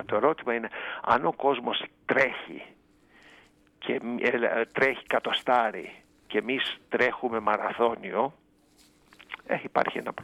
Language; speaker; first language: Greek; native; Greek